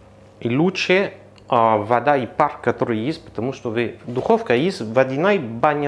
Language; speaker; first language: Russian; non-native, learner; French